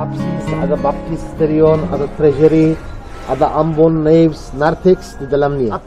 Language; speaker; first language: Indonesian; non-native, learner; Turkish